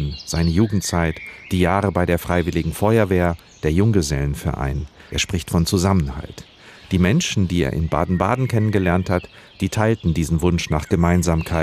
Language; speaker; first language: German; native; German